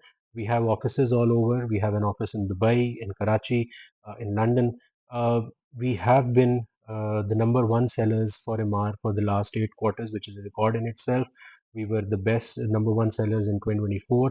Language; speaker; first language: English; non-native, local second language; Urdu